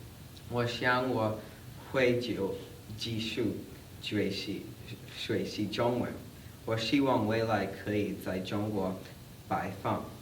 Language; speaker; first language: Chinese; non-native, learner; English